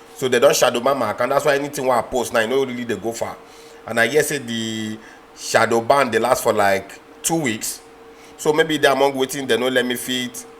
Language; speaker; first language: Nigerian Pidgin; native; Nigerian Pidgin